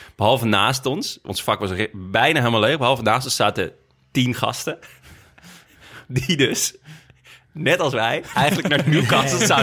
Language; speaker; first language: Dutch; native; Dutch